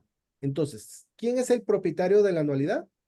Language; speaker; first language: Spanish; native; Spanish